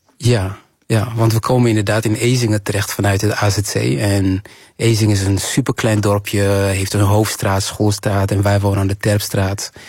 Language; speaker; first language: Dutch; early bilingual, other home language; Kinyarwanda